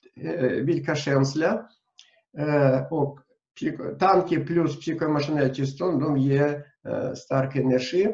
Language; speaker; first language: Swedish; non-native, fluent; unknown